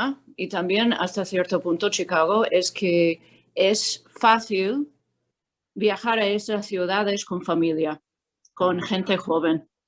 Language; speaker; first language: Spanish; non-native, fluent; English